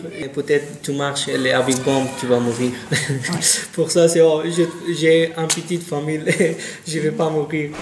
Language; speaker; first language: French; non-native, learner; Pashto